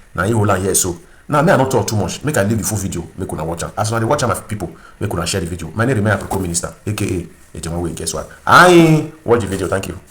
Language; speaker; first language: Nigerian Pidgin; native; Nigerian Pidgin